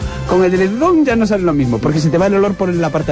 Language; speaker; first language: Spanish; native; Spanish